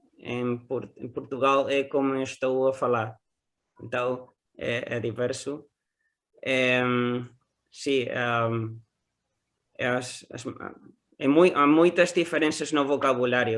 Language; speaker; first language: Portuguese; non-native, learner; Spanish